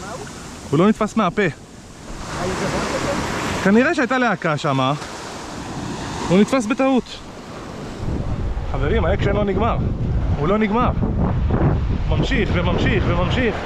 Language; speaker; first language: Hebrew; native; Hebrew